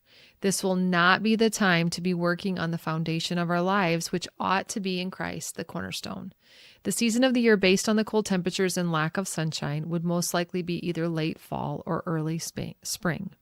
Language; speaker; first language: English; native; English